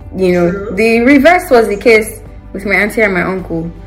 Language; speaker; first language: English; non-native, local second language; Yoruba